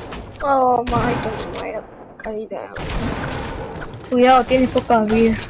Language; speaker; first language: Spanish; early bilingual, heritage; Spanish